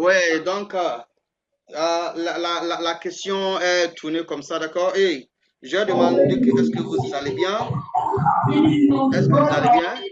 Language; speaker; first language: French; non-native, fluent; Akan